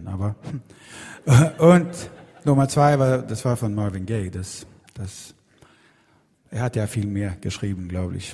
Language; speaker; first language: German; non-native, fluent; Swedish